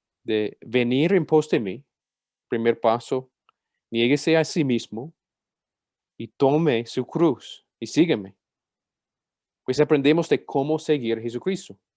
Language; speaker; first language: Spanish; non-native, fluent; English